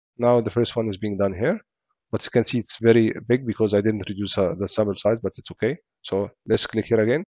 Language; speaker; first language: English; non-native, fluent; Arabic